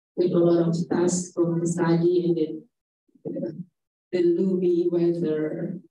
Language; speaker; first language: English; non-native, fluent; Indonesian